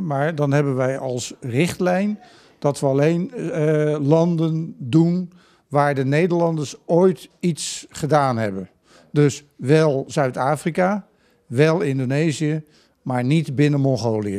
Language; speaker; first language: Dutch; native; Dutch